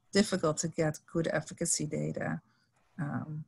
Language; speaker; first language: English; non-native, fluent; Dutch